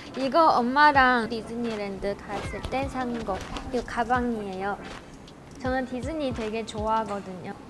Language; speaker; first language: Korean; non-native, fluent; Chinese